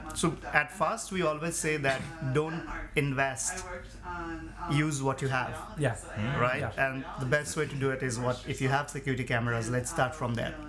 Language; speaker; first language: English; non-native, local second language; Bangla